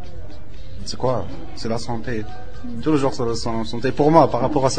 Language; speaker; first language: French; non-native, learner; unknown